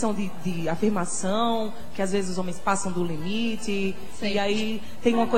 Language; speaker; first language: Portuguese; native; Portuguese